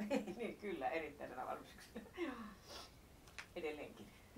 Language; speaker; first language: Finnish; native; Finnish